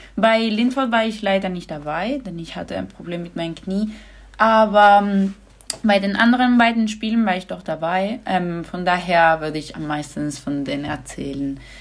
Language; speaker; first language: German; non-native, fluent; Spanish